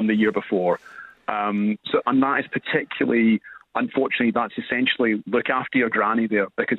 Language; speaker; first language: English; native; English